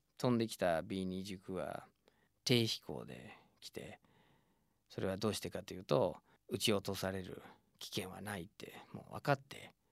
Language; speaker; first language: Japanese; non-native, fluent; English